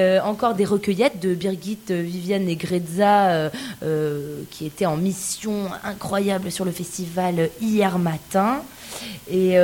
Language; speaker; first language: French; native; French